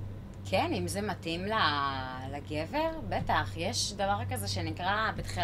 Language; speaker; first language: Hebrew; native; Hebrew